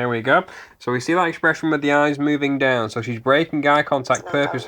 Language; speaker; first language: English; native; English